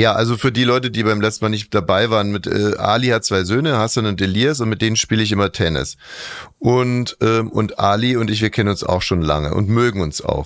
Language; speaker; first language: German; native; German